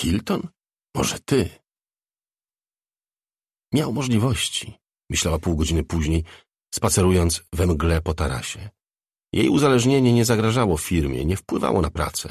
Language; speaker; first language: Polish; native; Polish